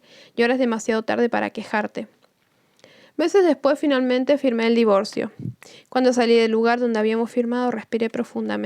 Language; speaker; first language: Spanish; native; Spanish